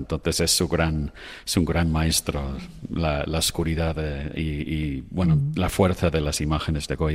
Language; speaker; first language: Spanish; non-native, fluent; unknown